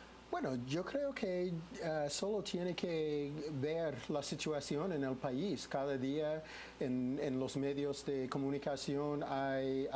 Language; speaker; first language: Spanish; non-native, fluent; English